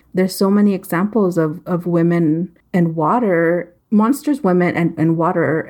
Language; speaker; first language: English; native; English